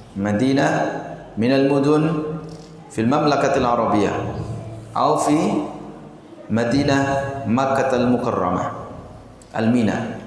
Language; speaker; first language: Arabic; non-native, fluent; Indonesian